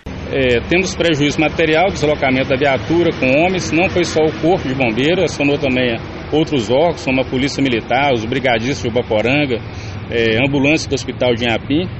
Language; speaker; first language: Portuguese; native; Portuguese